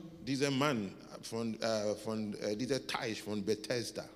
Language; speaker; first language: German; non-native, learner; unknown